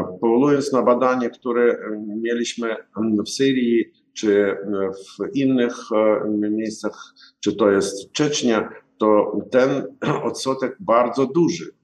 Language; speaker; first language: Polish; non-native, learner; Ukrainian